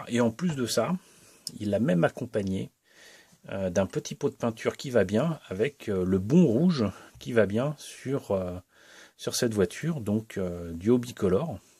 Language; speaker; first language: French; native; French